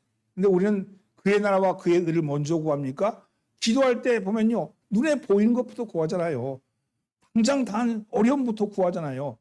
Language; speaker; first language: Korean; native; Korean